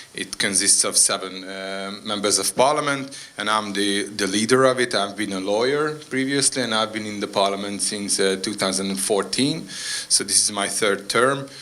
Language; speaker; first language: English; non-native, fluent; Hungarian